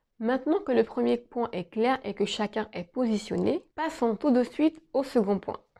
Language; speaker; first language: French; native; French